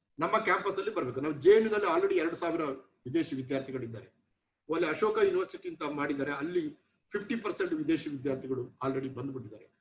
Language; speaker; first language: Kannada; non-native, local second language; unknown